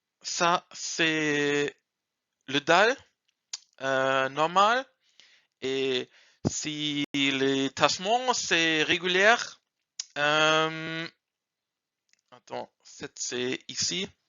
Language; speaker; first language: French; non-native, learner; German